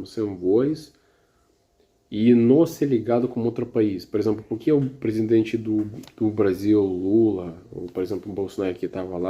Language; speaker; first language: Portuguese; non-native, learner; Russian